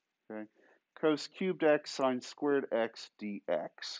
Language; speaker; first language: English; native; English